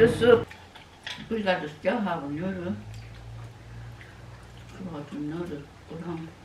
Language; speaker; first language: English; non-native, learner; Japanese